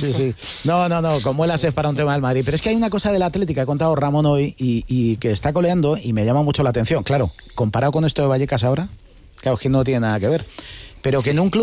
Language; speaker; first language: Spanish; native; Spanish